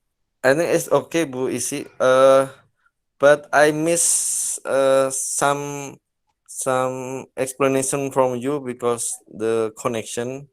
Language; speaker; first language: English; non-native, learner; Indonesian